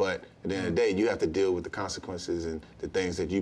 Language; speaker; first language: English; native; English